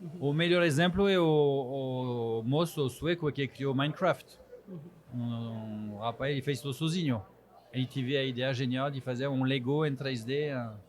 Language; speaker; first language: Portuguese; non-native, fluent; French